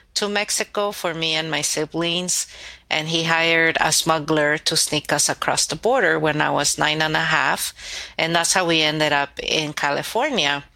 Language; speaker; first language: English; early bilingual, other home language; Spanish